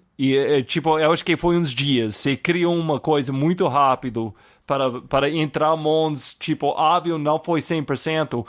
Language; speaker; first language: Portuguese; non-native, fluent; English